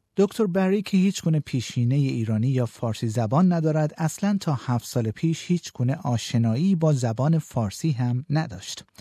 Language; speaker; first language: Persian; native; Persian